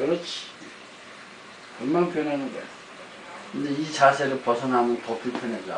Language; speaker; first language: Korean; native; Korean